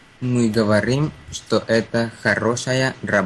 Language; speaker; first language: Russian; non-native, learner; Spanish